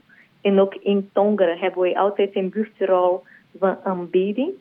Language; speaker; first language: Dutch; non-native, learner; Portuguese